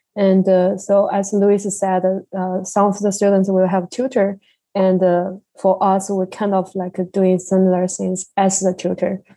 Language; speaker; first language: English; non-native, learner; Chinese